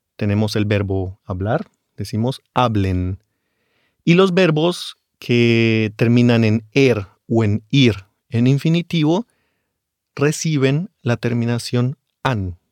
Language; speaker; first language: Spanish; native; Spanish